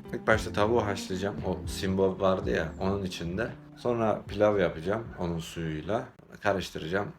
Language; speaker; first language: Turkish; native; Turkish